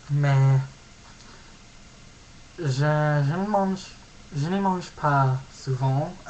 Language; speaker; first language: French; non-native, learner; English